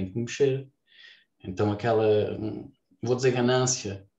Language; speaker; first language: Portuguese; native; Portuguese